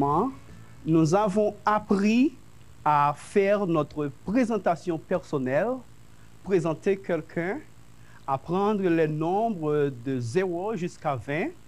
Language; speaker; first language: French; non-native, fluent; Spanish